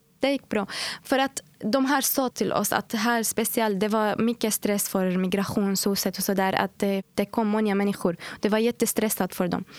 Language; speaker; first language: Swedish; non-native, fluent; Arabic